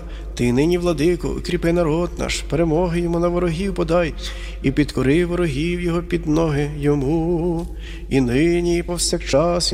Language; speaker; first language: Ukrainian; native; Ukrainian